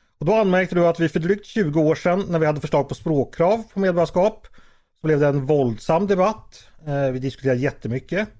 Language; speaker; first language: Swedish; native; Swedish